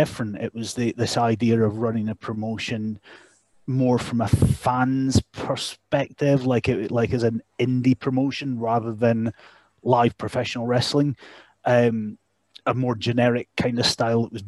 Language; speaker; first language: English; native; English